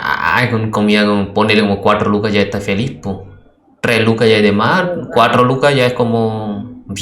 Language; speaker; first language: Spanish; non-native, fluent; Indonesian